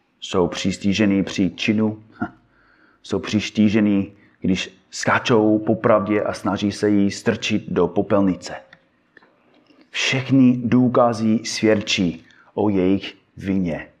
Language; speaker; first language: Czech; non-native, fluent; English